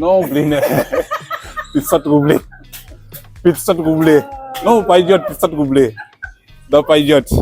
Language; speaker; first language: Russian; non-native, learner; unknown